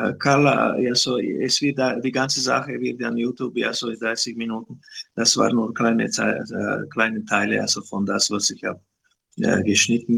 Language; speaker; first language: German; non-native, learner; Slovak